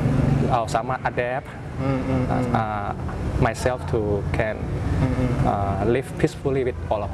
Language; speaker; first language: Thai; early bilingual, other home language; Indonesian